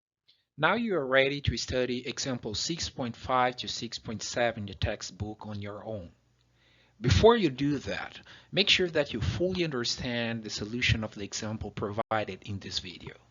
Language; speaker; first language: English; non-native, fluent; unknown